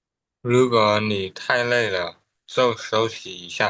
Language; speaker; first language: Chinese; non-native, learner; Burmese